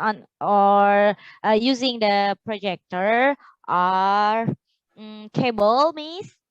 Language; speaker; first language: English; non-native, learner; Indonesian